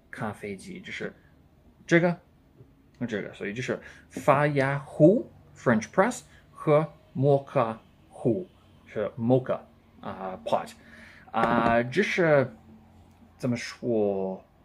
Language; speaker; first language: Chinese; non-native, learner; English